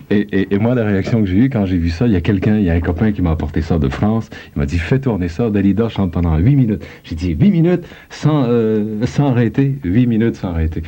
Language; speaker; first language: French; native; French